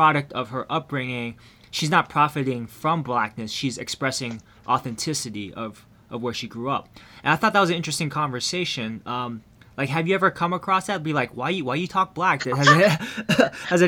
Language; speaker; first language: English; early bilingual, other home language; Min Nan Chinese